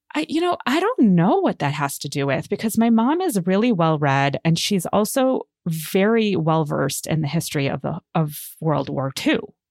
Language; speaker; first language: English; native; English